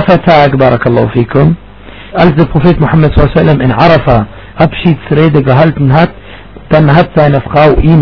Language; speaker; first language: German; non-native, fluent; Arabic